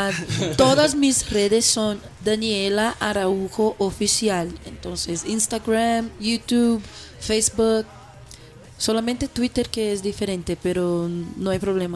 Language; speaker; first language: Spanish; non-native, fluent; Portuguese